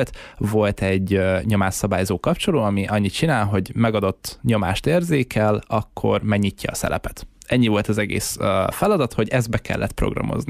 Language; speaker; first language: Hungarian; native; Hungarian